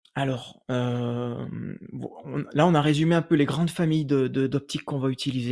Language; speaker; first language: French; native; French